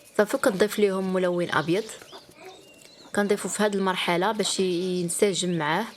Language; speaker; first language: Arabic; native; Arabic